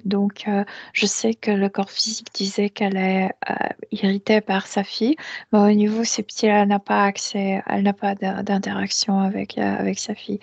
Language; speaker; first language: French; non-native, fluent; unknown